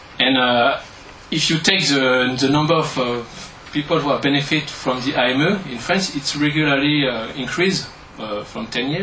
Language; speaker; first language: English; non-native, learner; French